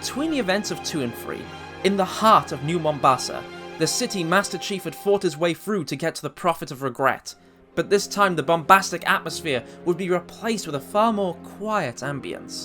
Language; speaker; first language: English; native; English